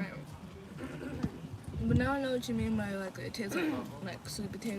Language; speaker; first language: English; native; English